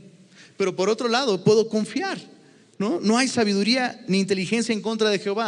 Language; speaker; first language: Spanish; native; Spanish